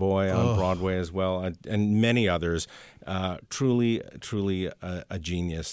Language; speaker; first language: English; early bilingual, other home language; Spanish